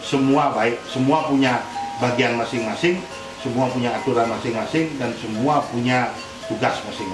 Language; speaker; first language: Indonesian; non-native, local second language; Balinese